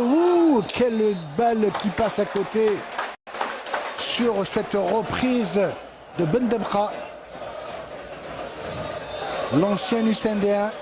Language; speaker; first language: French; non-native, local second language; Arabic